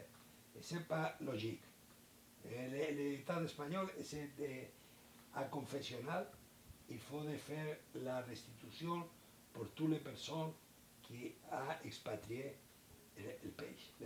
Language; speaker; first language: French; non-native, learner; Spanish